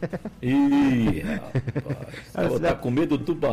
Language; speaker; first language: Portuguese; native; Portuguese